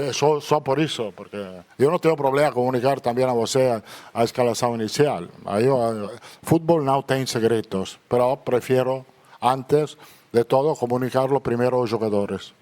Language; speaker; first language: Portuguese; non-native, learner; Italian